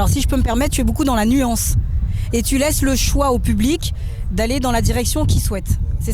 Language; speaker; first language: French; native; French